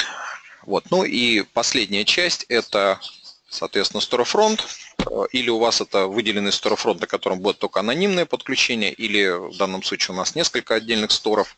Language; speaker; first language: Russian; native; Russian